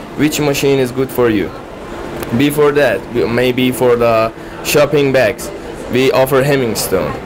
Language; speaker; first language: English; non-native, fluent; Persian